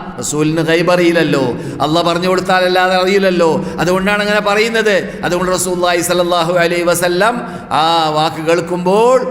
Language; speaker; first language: Malayalam; native; Malayalam